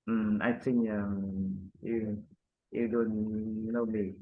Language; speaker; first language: English; non-native, learner; Vietnamese